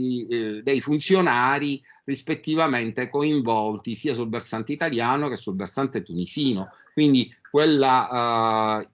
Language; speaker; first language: Italian; native; Italian